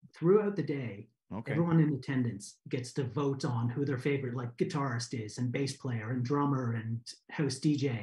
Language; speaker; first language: English; native; English